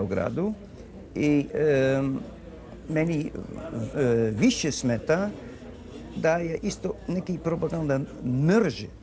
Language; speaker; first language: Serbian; non-native, learner; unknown